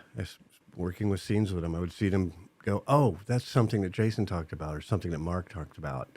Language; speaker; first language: English; native; English